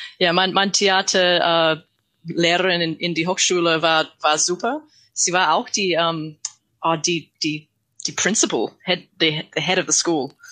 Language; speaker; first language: German; non-native, learner; English